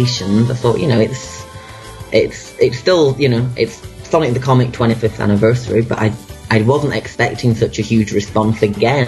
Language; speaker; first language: English; native; English